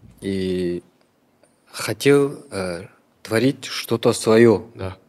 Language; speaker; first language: Russian; non-native, local second language; Kyrgyz